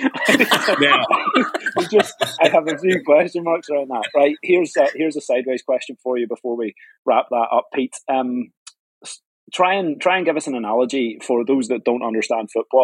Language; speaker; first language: English; native; English